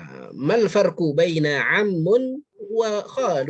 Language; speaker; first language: Arabic; non-native, fluent; Indonesian